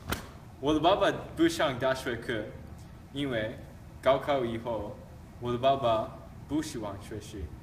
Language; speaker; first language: Chinese; non-native, learner; English